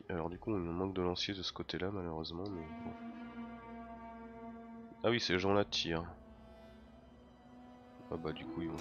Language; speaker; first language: French; native; French